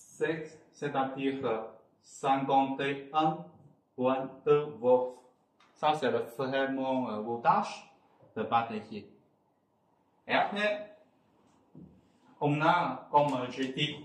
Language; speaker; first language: French; non-native, fluent; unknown